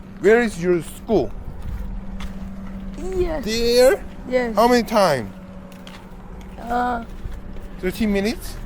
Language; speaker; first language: English; non-native, learner; Korean